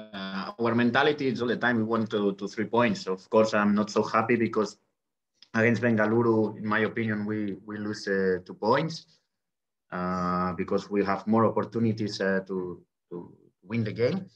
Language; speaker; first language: English; non-native, learner; Spanish